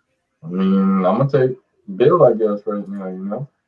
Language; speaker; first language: English; native; English